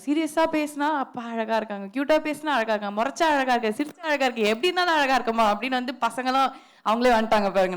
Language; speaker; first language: Tamil; native; Tamil